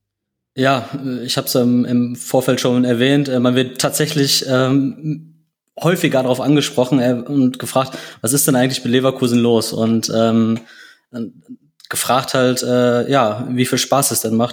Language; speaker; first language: German; native; German